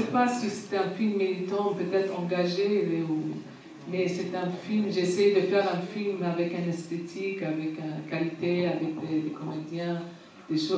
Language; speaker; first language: French; non-native, fluent; Arabic